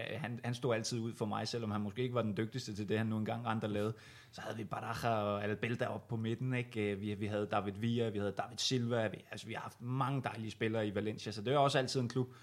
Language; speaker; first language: Danish; native; Danish